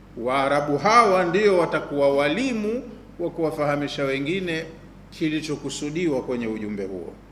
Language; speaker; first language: Swahili; native; Swahili